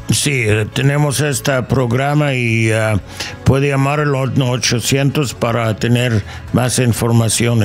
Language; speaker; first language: Spanish; non-native, learner; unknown